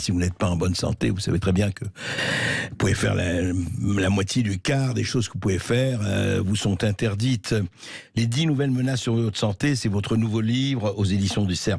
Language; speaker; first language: French; native; French